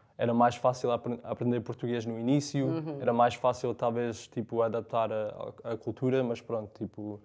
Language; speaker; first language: Portuguese; early bilingual, other home language; English